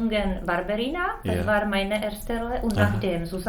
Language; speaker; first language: German; non-native, learner; Czech